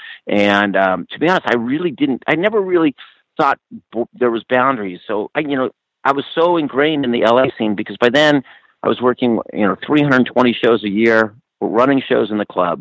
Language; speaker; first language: English; native; English